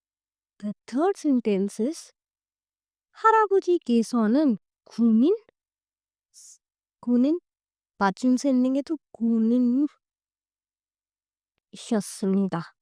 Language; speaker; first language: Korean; non-native, fluent; Hindi